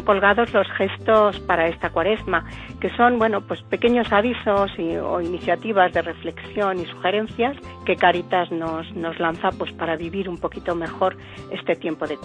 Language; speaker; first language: Spanish; native; Spanish